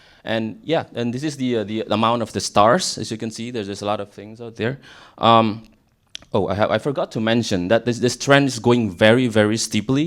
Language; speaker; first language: English; non-native, fluent; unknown